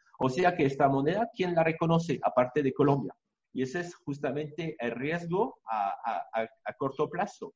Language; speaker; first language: Spanish; non-native, fluent; French